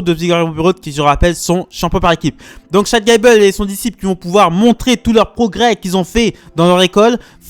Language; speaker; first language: French; native; French